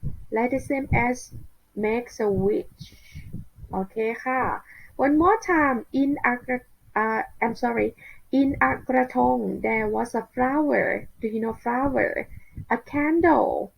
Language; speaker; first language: English; non-native, learner; Thai